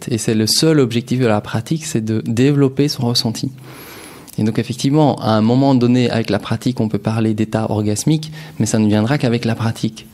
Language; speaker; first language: French; native; French